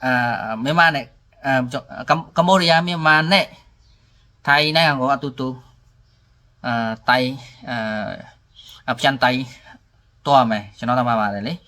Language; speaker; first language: Burmese; non-native, learner; Khmer